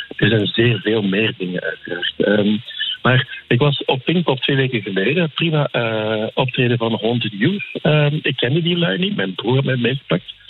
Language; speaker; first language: Dutch; native; Dutch